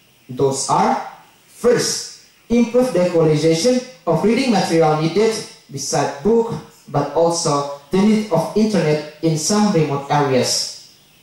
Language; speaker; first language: English; non-native, learner; Indonesian